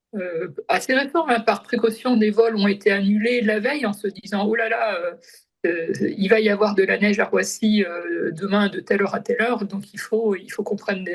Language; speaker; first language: French; native; French